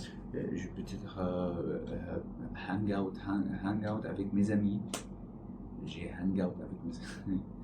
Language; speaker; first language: French; non-native, learner; Arabic